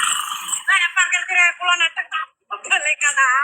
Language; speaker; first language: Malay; non-native, local second language; Javanese